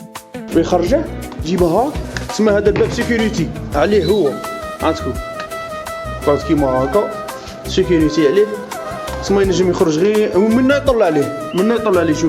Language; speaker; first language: Arabic; native; Arabic